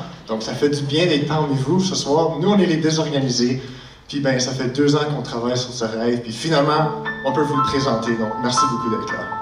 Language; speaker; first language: French; native; French